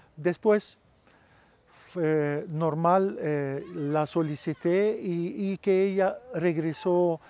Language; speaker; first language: Spanish; non-native, fluent; Arabic